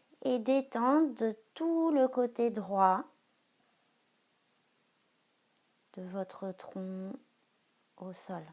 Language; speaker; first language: French; native; French